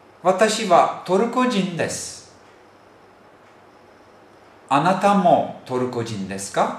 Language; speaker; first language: Japanese; non-native, fluent; Turkish